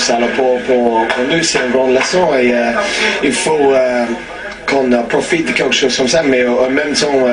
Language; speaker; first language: French; non-native, fluent; English